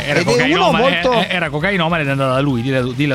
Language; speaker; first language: Italian; native; Italian